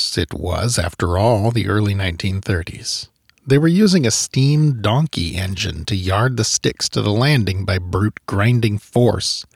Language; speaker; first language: English; native; English